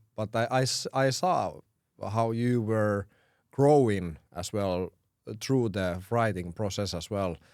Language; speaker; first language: English; non-native, fluent; Finnish